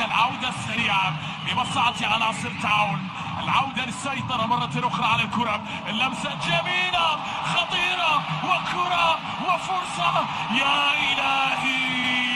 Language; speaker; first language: Arabic; native; Arabic